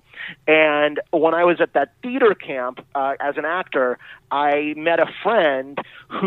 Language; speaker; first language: English; native; English